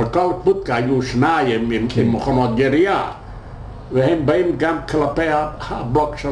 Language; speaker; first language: Hebrew; non-native, fluent; Yiddish